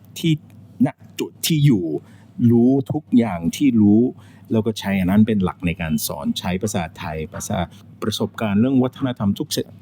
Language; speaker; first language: Thai; non-native, fluent; English